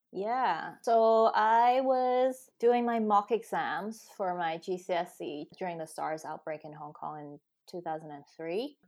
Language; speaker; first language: English; non-native, local second language; Cantonese